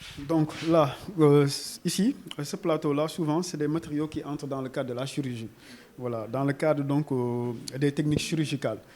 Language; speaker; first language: French; non-native, local second language; Wolof